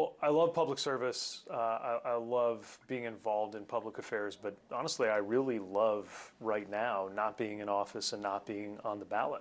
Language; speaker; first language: English; native; English